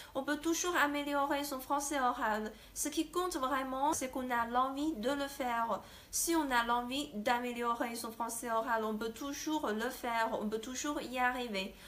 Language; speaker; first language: French; non-native, fluent; Chinese